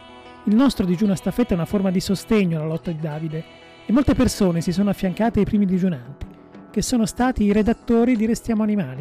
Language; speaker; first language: Italian; native; Italian